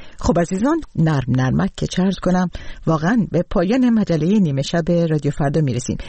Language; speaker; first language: Persian; native; Persian